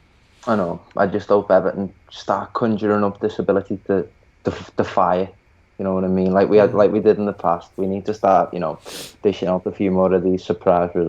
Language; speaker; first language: English; native; English